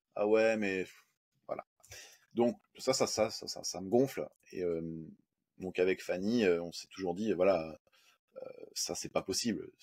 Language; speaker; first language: French; native; French